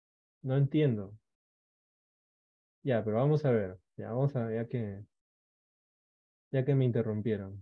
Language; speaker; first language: Spanish; native; Spanish